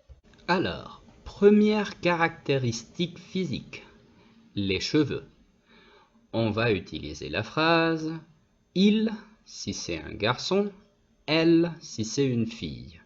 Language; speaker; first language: French; non-native, fluent; Spanish